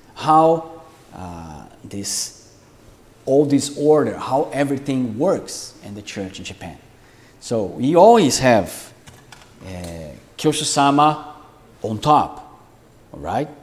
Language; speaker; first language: English; non-native, fluent; Portuguese